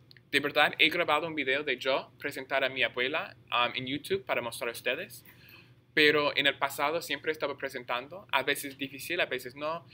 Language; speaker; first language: Spanish; non-native, fluent; English